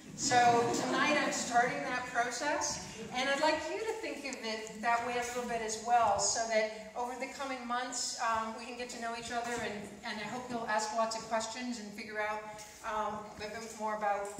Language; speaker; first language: English; native; English